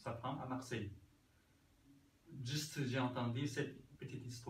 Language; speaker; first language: French; non-native, learner; Korean